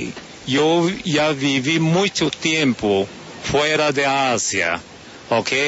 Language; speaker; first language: Spanish; non-native, fluent; Chinese